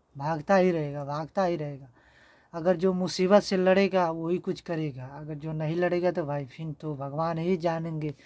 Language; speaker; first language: Hindi; native; Hindi